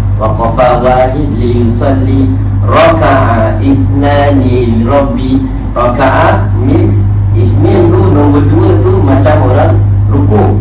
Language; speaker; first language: Arabic; non-native, fluent; Malay